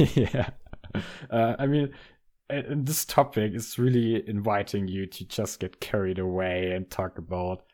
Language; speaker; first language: English; non-native, fluent; German